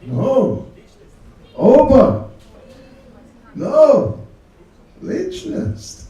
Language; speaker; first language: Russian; non-native, learner; English